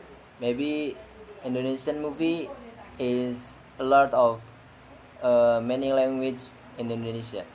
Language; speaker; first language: English; non-native, learner; Indonesian